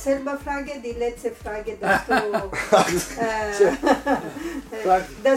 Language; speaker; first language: German; non-native, learner; Italian